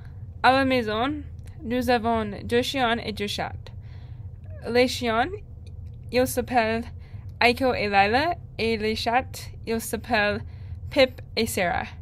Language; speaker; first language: French; non-native, learner; English